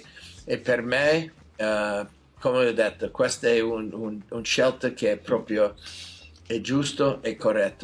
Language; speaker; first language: Italian; non-native, learner; English